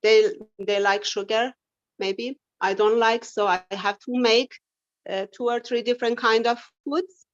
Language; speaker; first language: English; non-native, learner; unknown